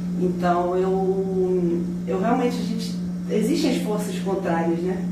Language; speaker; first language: Portuguese; early bilingual, heritage; Portuguese